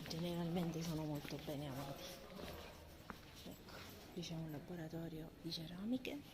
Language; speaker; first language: Italian; native; Italian